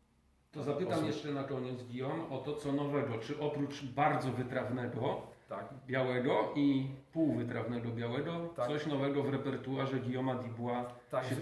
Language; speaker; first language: Polish; native; Polish